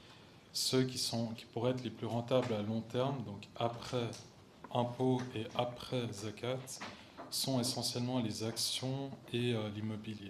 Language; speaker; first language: French; native; French